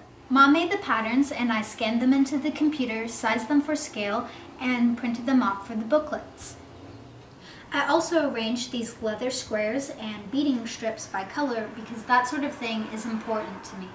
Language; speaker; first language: English; native; English